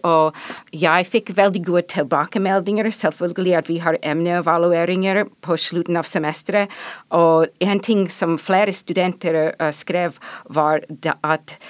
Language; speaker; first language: Norwegian; non-native, fluent; English